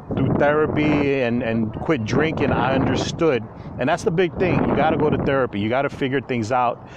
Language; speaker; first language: English; native; English